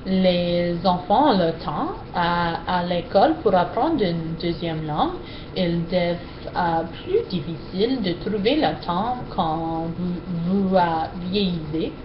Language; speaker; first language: French; non-native, learner; English